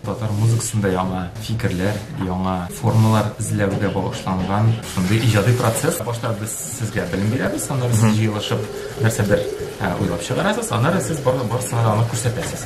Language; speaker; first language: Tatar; early bilingual, heritage; Tatar